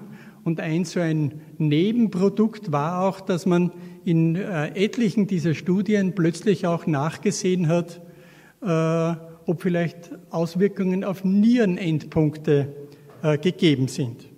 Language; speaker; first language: German; native; German